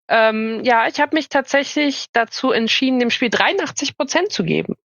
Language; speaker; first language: German; native; German